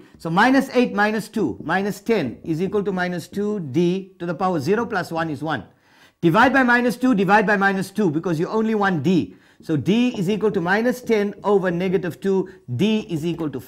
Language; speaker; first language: English; native; English